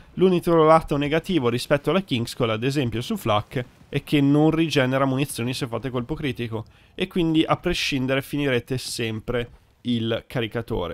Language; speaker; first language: Italian; native; Italian